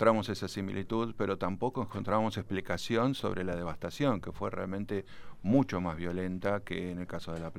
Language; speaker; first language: Spanish; native; Spanish